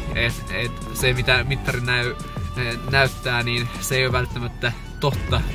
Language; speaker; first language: Finnish; non-native, fluent; Russian